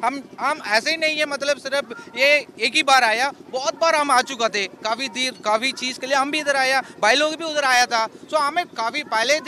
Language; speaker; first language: Hindi; non-native, local second language; Tamil